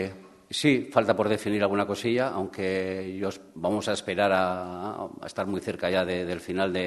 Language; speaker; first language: Spanish; native; Spanish